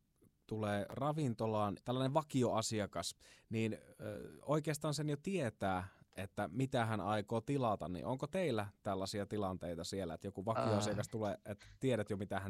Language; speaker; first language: Finnish; native; Finnish